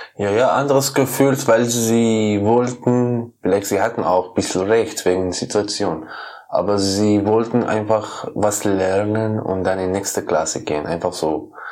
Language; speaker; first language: German; non-native, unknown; Persian